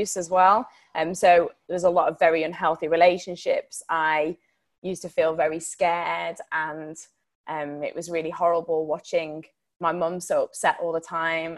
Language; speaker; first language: English; native; English